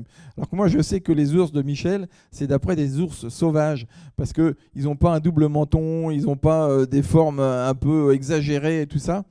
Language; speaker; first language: French; native; French